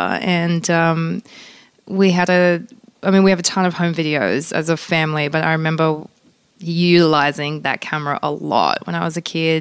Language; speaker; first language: English; non-native, local second language; Polish